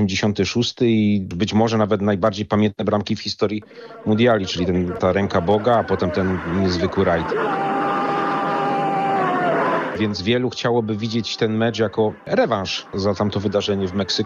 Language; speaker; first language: Polish; native; Polish